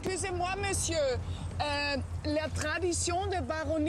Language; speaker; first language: French; non-native, learner; German